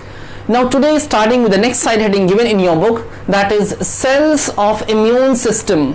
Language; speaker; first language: English; non-native, local second language; Hindi